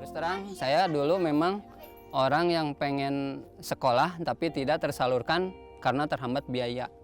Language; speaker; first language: Indonesian; non-native, local second language; Sundanese